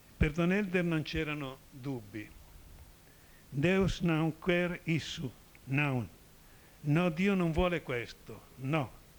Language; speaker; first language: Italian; native; Italian